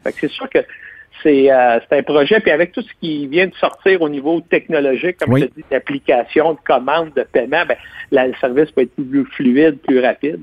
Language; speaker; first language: French; native; French